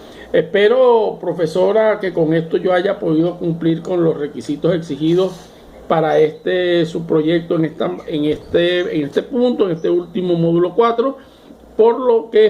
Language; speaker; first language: Spanish; native; Spanish